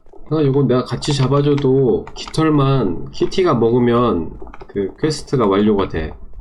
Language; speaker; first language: Korean; native; Korean